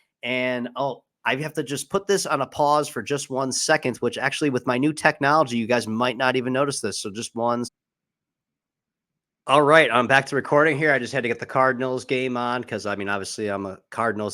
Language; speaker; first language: English; native; English